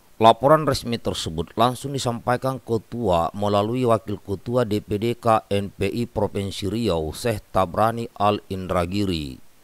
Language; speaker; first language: Indonesian; native; Indonesian